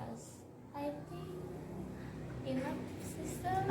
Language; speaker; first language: English; non-native, learner; Indonesian